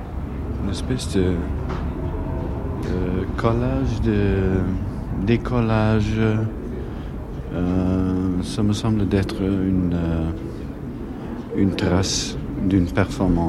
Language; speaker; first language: French; non-native, fluent; German